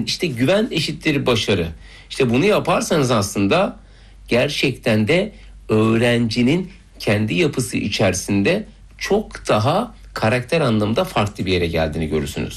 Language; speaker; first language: Turkish; native; Turkish